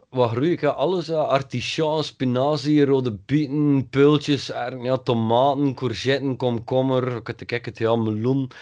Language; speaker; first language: Dutch; native; Dutch